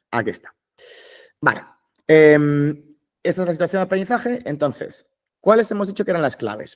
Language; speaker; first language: Spanish; native; Spanish